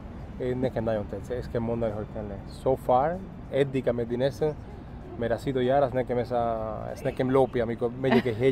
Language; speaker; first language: Hungarian; non-native, learner; English